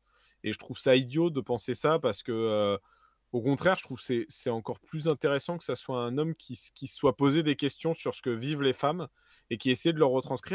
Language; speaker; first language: French; native; French